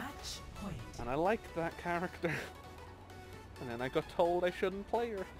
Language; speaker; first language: English; native; English